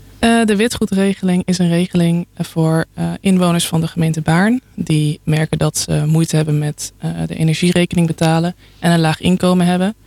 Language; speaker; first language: Dutch; native; Dutch